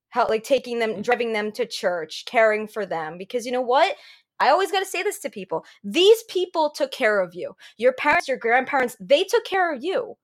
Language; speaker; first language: English; native; English